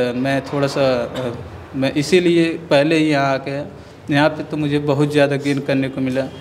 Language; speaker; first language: Hindi; native; Hindi